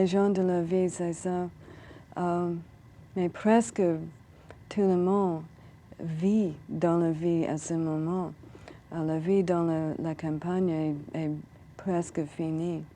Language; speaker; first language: French; non-native, learner; English